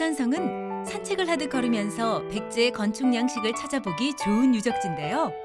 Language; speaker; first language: Korean; native; Korean